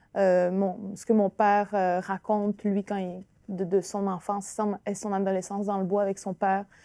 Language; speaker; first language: French; non-native, local second language; Innu-aimun